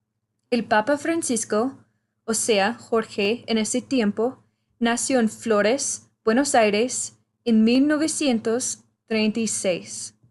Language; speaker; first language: Spanish; non-native, learner; English